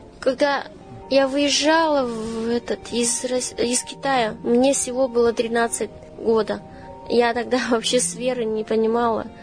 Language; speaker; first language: Russian; non-native, fluent; Chinese